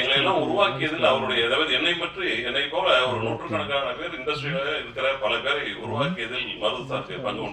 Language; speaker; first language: Tamil; native; Tamil